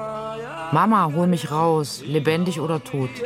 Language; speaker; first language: German; native; German